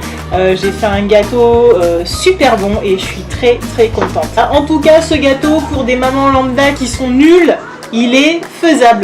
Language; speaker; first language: French; native; French